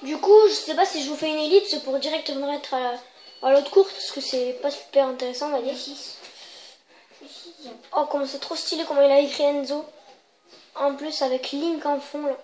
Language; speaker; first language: French; native; French